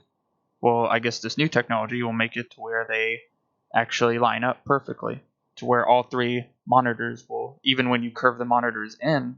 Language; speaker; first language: English; native; English